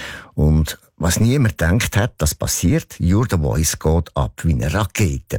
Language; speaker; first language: German; native; German